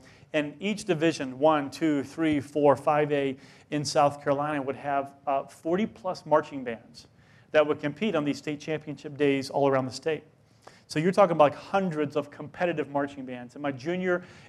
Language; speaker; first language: English; native; English